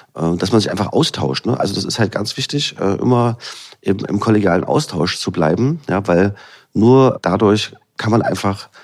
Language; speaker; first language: German; native; German